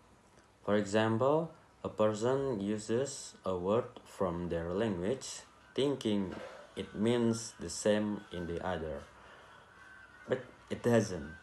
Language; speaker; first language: English; non-native, learner; Indonesian